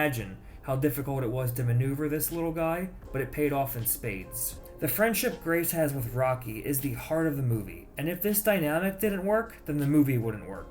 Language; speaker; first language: English; native; English